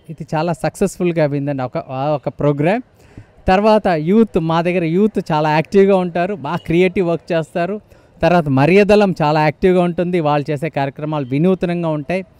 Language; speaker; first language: Telugu; non-native, local second language; Malayalam